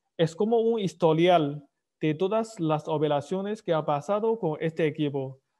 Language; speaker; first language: Spanish; non-native, fluent; Chinese